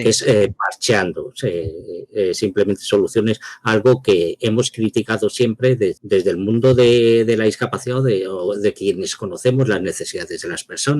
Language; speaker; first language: Spanish; native; Spanish